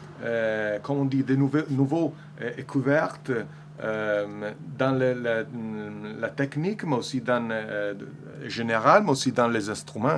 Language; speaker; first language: French; non-native, learner; Italian